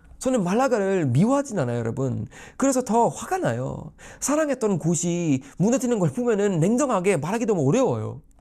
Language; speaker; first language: Korean; non-native, fluent; Swedish